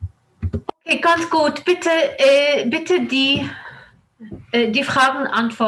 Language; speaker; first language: German; non-native, fluent; English